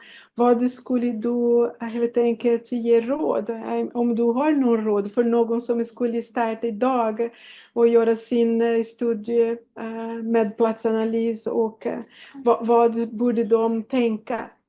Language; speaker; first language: Swedish; non-native, fluent; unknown